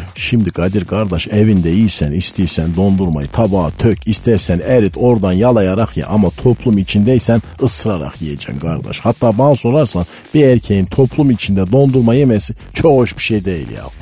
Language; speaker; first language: Turkish; native; Turkish